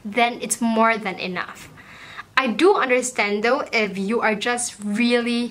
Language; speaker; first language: English; native; English